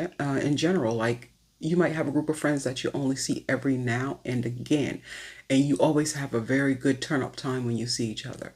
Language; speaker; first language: English; native; English